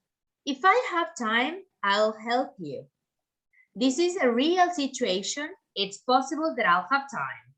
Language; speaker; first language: English; non-native, fluent; Spanish